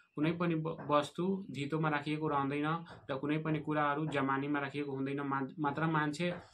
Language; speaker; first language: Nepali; non-native, local second language; Bhojpuri